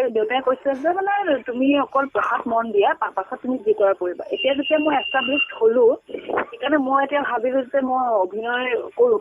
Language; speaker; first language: Assamese; non-native, local second language; Mising